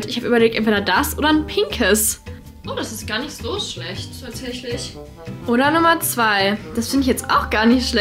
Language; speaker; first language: German; native; German